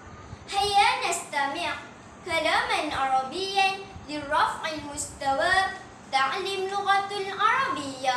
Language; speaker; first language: Arabic; non-native, learner; Malay